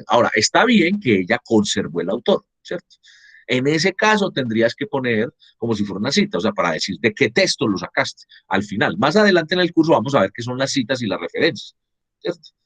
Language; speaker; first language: Spanish; native; Spanish